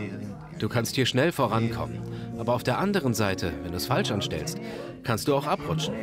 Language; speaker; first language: German; native; German